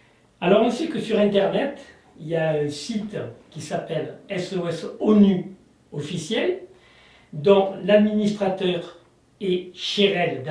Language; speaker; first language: French; native; French